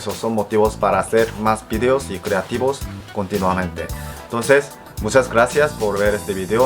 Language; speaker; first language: Spanish; non-native, fluent; Korean